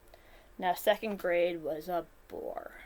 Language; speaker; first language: English; native; English